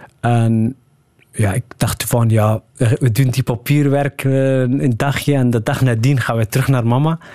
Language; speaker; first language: Dutch; early bilingual, other home language; Somali